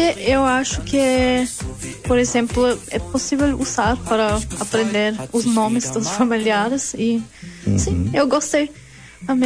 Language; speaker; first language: Portuguese; non-native, learner; German